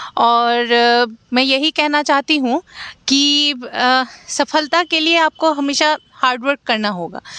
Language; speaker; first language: Hindi; non-native, local second language; Assamese